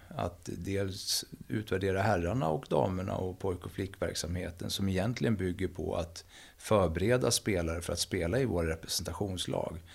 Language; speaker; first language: Swedish; native; Swedish